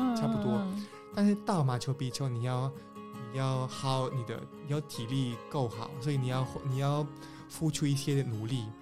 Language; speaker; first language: Chinese; non-native, fluent; Spanish